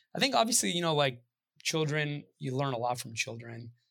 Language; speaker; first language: English; native; English